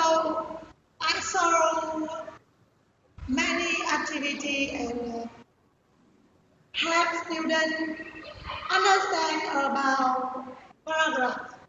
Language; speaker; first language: English; non-native, learner; Vietnamese